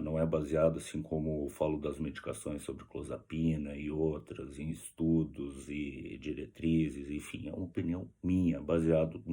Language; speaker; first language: Portuguese; native; Portuguese